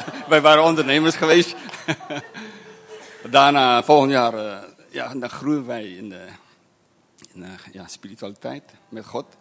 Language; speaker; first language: Dutch; non-native, fluent; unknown